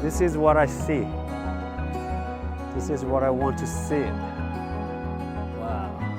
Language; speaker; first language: English; non-native, learner; Korean